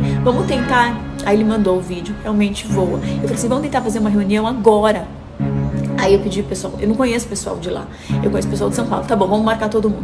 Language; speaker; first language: Portuguese; native; Portuguese